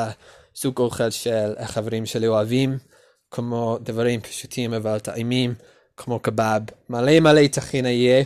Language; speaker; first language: Hebrew; non-native, learner; English